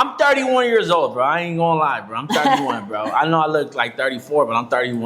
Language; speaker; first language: English; native; English